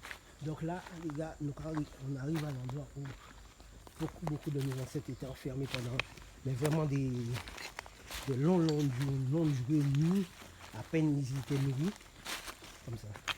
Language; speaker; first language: French; non-native, local second language; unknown